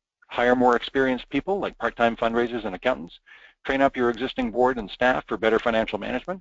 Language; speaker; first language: English; native; English